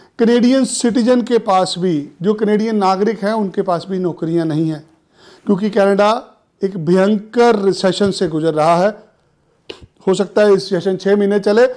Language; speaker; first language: Hindi; non-native, local second language; Punjabi